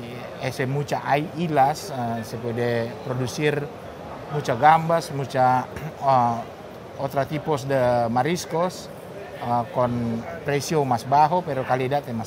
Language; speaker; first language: Spanish; non-native, learner; Indonesian